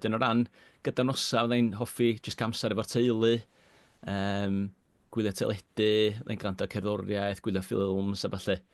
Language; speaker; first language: Welsh; native; Welsh